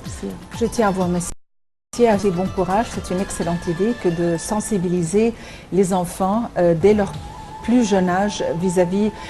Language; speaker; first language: French; non-native, local second language; Arabic